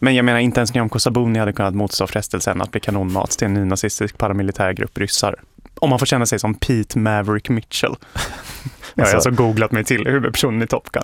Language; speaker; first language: Swedish; native; Swedish